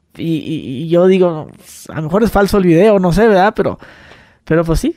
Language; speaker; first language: Spanish; native; Spanish